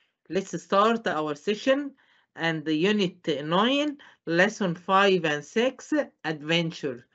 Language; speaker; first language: English; non-native, fluent; Arabic